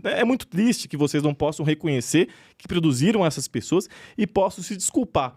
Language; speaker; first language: Portuguese; native; Portuguese